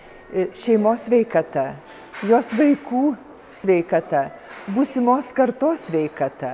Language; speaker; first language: Lithuanian; native; Lithuanian